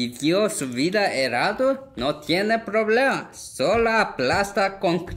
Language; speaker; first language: Spanish; non-native, fluent; Korean